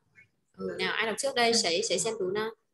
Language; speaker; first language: Vietnamese; native; Vietnamese